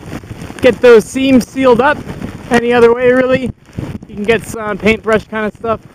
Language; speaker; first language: English; native; English